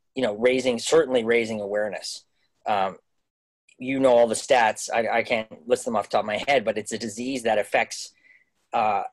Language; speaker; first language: English; native; English